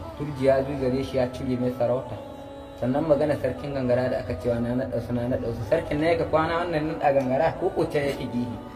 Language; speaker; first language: Hausa; non-native, local second language; Fula